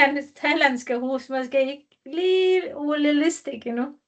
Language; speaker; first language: Danish; non-native, learner; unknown